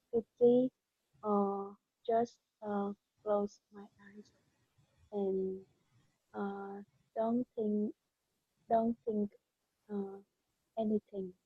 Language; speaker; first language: English; non-native, learner; Vietnamese